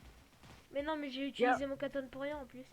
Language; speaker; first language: French; native; French